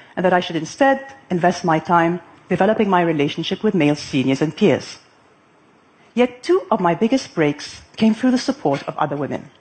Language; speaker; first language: English; non-native, fluent; Arabic